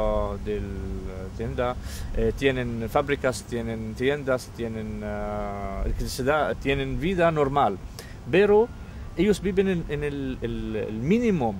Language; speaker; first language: Spanish; non-native, fluent; Arabic